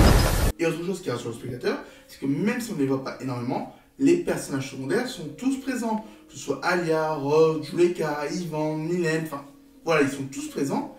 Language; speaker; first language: French; native; French